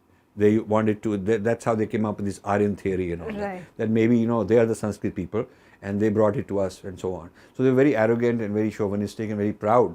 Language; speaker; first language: English; non-native, local second language; Hindi